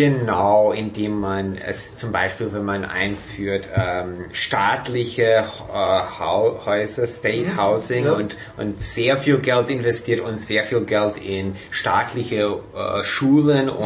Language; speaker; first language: German; non-native, fluent; English